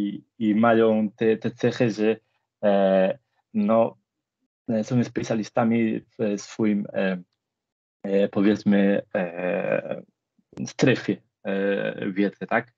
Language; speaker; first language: Polish; non-native, fluent; Spanish